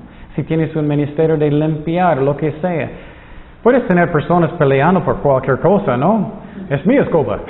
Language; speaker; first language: Spanish; non-native, fluent; English